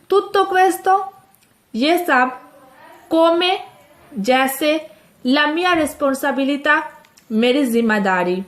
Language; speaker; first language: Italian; non-native, fluent; Urdu